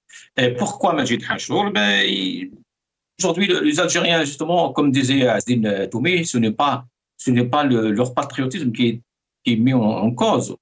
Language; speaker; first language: French; non-native, local second language; Arabic